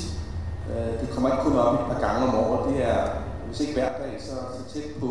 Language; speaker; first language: Danish; early bilingual, other home language; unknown